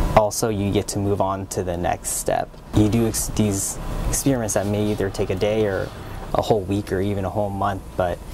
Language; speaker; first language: English; native; English